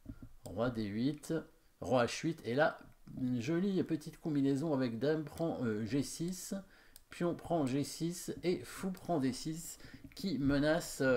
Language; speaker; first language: French; native; French